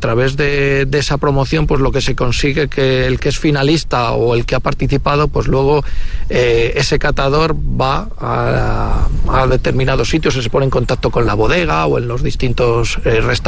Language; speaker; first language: Spanish; native; Spanish